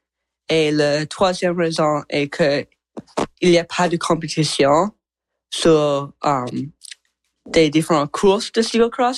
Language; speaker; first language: French; non-native, local second language; English